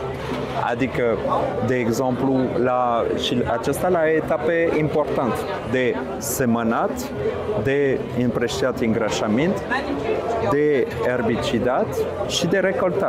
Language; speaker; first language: Romanian; non-native, fluent; French